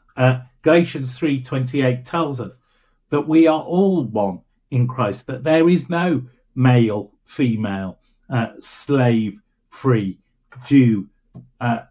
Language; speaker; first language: English; native; English